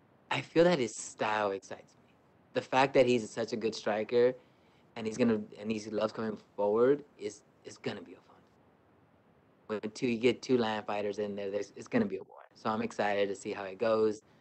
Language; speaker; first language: English; non-native, fluent; Spanish